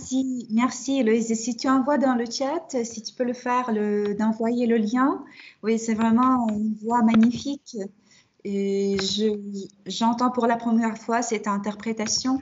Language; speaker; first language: French; non-native, fluent; Russian